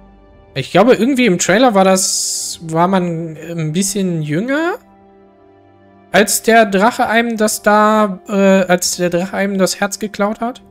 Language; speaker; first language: German; native; German